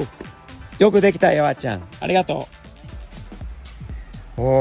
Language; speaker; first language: Japanese; native; Japanese